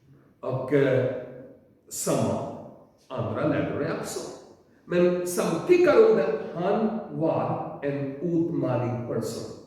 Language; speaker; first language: Swedish; non-native, learner; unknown